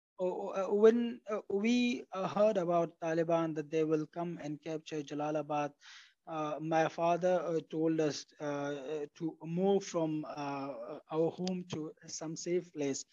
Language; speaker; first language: English; non-native, fluent; Pashto